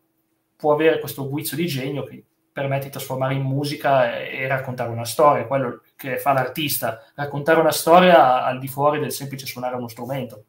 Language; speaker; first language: Italian; native; Italian